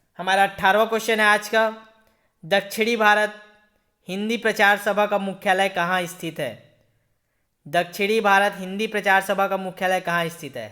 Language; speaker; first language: Hindi; native; Hindi